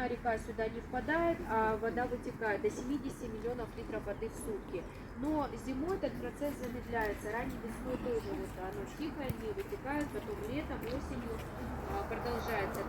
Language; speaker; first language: Russian; native; Russian